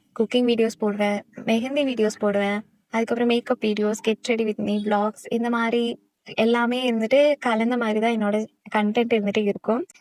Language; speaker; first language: Tamil; non-native, local second language; Malayalam